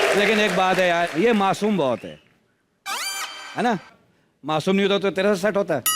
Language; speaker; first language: Hindi; native; Hindi